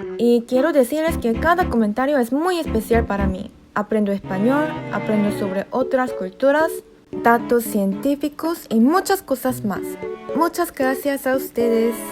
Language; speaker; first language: Spanish; non-native, fluent; Korean